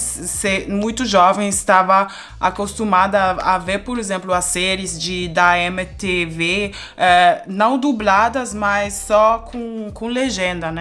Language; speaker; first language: Portuguese; non-native, fluent; German